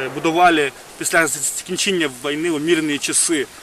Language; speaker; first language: Ukrainian; non-native, fluent; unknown